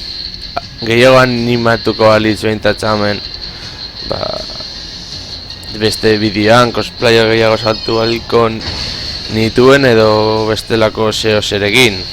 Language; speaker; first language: Basque; non-native, local second language; Spanish